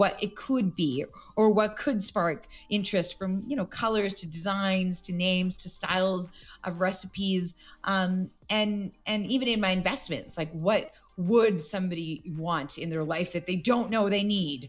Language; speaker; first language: English; native; English